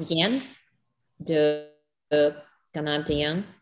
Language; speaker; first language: French; non-native, learner; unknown